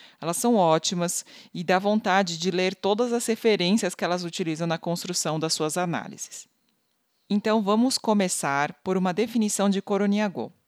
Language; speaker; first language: Portuguese; native; Portuguese